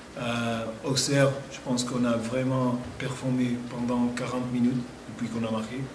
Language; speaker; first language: French; non-native, fluent; Portuguese